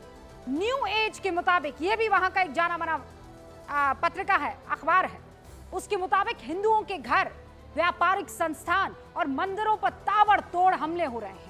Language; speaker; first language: Hindi; native; Hindi